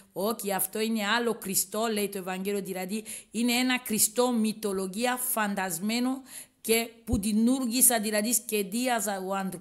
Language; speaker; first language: Greek; non-native, learner; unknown